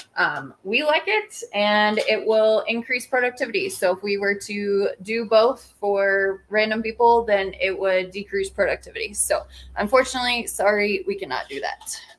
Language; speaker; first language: English; native; English